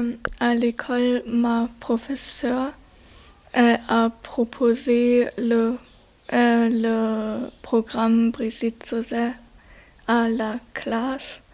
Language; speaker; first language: French; non-native, learner; German